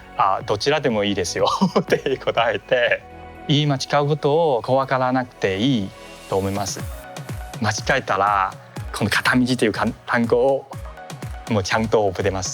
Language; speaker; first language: Japanese; non-native, fluent; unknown